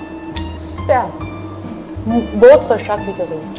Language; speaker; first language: French; non-native, learner; Chinese